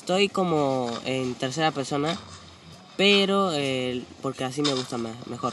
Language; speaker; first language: Spanish; native; Spanish